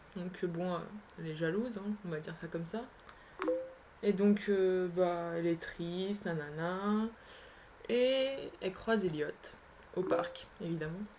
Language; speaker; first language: French; early bilingual, other home language; Polish